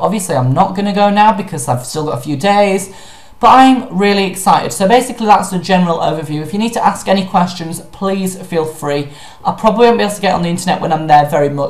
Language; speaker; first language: English; native; English